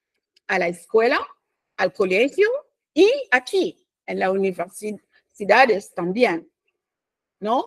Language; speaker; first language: Spanish; non-native, fluent; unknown